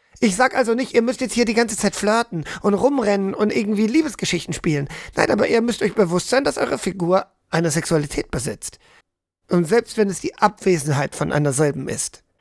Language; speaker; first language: German; native; German